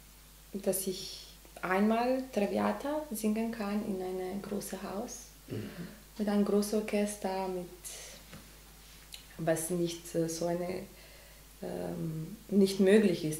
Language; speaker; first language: German; non-native, learner; Macedonian